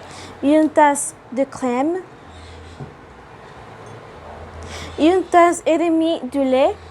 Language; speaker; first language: French; non-native, learner; Spanish